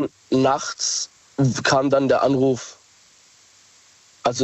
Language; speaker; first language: German; native; German